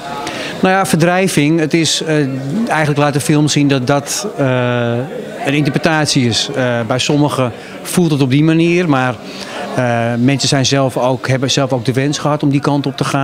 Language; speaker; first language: Dutch; native; Dutch